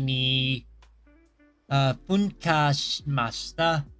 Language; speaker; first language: Japanese; non-native, learner; English